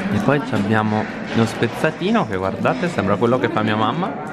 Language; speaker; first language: Italian; native; Italian